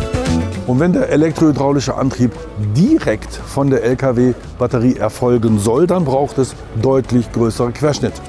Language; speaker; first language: German; native; German